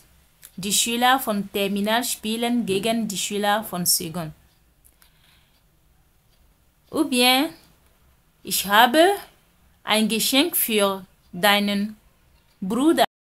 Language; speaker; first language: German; non-native, fluent; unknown